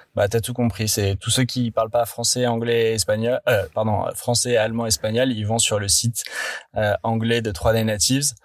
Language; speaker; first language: French; native; French